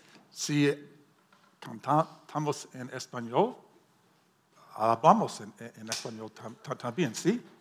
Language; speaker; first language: Spanish; non-native, learner; English